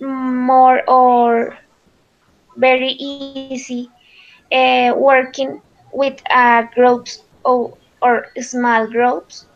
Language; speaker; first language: English; non-native, learner; Spanish